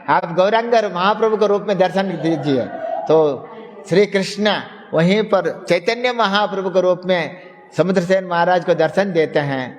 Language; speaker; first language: Hindi; non-native, local second language; Kannada